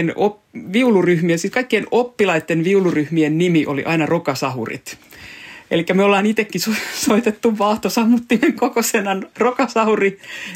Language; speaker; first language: Finnish; native; Finnish